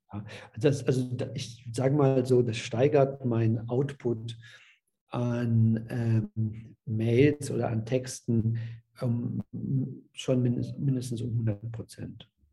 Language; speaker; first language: German; early bilingual, other home language; Russian